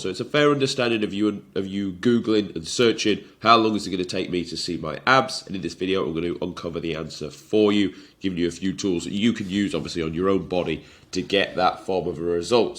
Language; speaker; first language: English; native; English